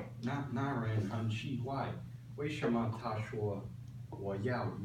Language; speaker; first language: Chinese; non-native, learner; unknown